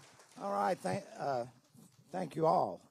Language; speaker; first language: English; native; English